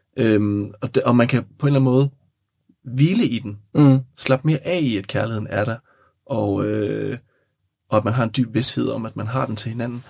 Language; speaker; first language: Danish; native; Danish